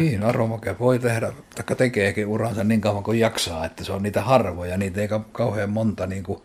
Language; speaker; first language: Finnish; native; Finnish